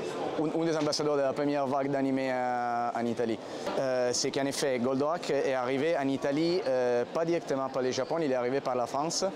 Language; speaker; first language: French; non-native, fluent; Italian